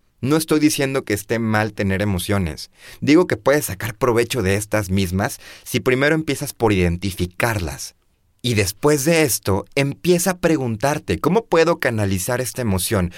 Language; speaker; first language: Spanish; native; Spanish